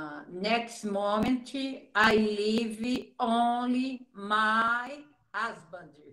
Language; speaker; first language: English; non-native, learner; Portuguese